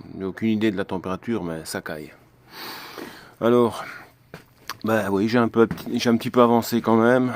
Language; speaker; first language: French; native; French